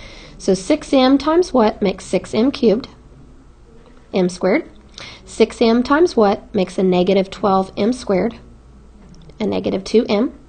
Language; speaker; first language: English; native; English